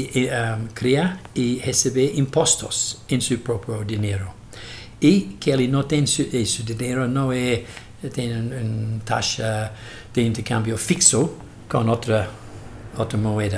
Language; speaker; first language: Portuguese; non-native, fluent; English